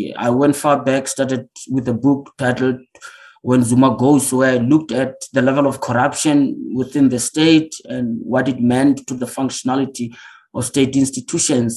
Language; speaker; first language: English; non-native, local second language; Northern Sotho